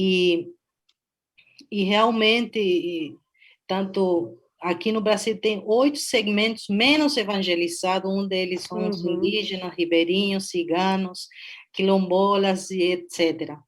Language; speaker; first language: Portuguese; non-native, fluent; Spanish